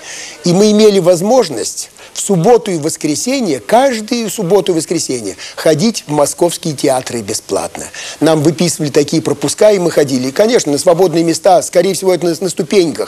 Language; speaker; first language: Russian; native; Russian